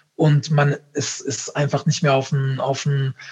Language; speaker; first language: German; native; German